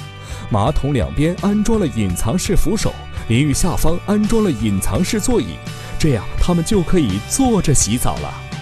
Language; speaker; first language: Chinese; native; Chinese